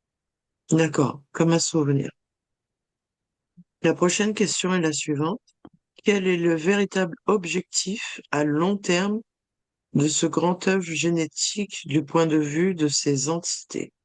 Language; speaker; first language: French; native; French